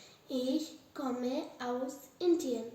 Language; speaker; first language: German; non-native, learner; Hindi